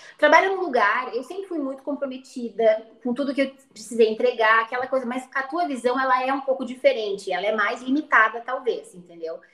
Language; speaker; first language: Portuguese; native; Portuguese